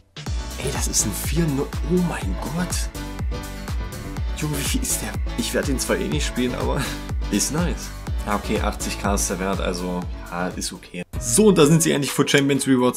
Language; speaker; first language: German; native; German